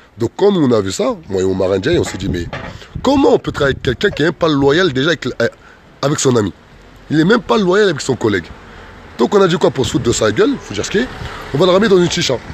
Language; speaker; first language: French; early bilingual, other home language; Soninke